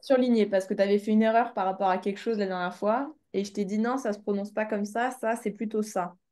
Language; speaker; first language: French; native; French